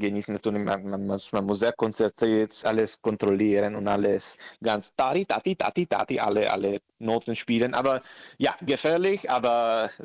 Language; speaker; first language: German; non-native, learner; Italian